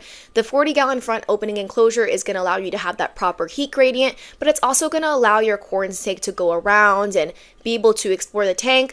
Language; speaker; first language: English; native; English